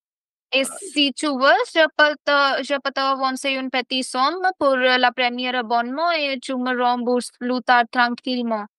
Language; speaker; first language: French; non-native, fluent; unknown